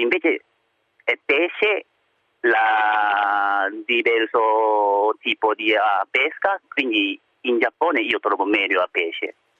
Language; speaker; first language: Italian; non-native, learner; Japanese